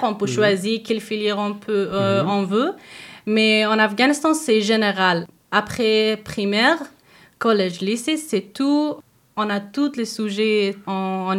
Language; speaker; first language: French; non-native, learner; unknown